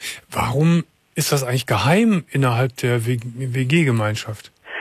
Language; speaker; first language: German; native; German